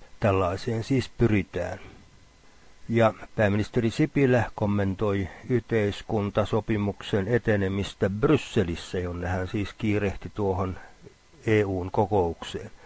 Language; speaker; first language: Finnish; native; Finnish